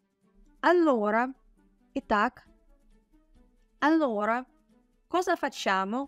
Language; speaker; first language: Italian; non-native, fluent; Russian